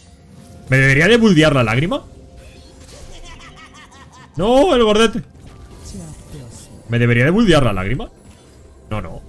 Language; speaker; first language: Spanish; native; Spanish